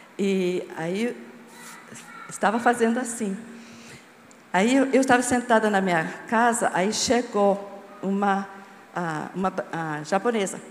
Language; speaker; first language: Portuguese; non-native, fluent; English